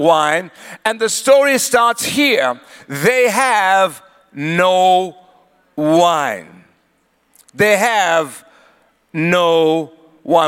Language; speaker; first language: English; non-native, local second language; Swati